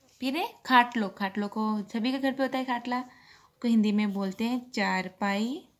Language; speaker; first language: Hindi; non-native, local second language; Gujarati